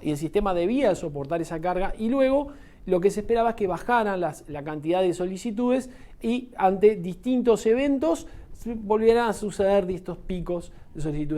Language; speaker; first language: Spanish; native; Spanish